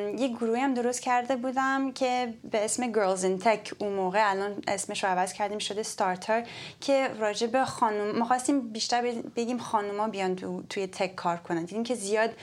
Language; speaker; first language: Persian; early bilingual, heritage; Persian